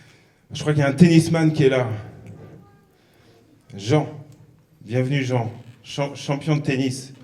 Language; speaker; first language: French; native; French